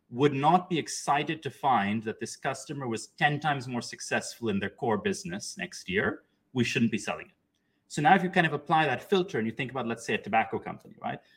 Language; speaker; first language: English; non-native, local second language; Urdu